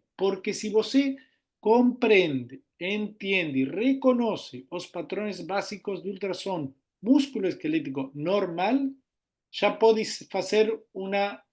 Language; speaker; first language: Portuguese; non-native, learner; Spanish